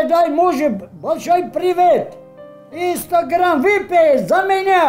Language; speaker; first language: Russian; non-native, local second language; Armenian